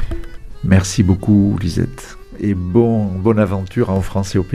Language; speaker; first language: French; native; French